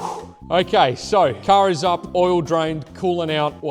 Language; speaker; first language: English; native; English